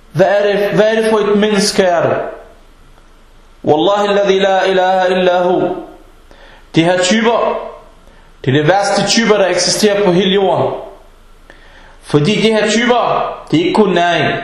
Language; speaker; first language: Danish; early bilingual, other home language; Arabic